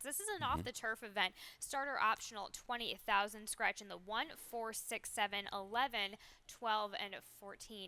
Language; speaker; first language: English; native; English